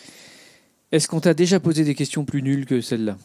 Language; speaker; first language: French; native; French